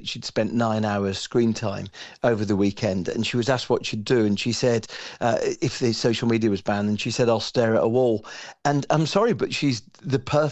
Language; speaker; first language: English; native; English